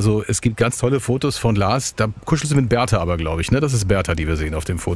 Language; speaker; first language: German; native; German